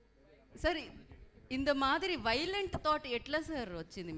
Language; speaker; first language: Telugu; native; Telugu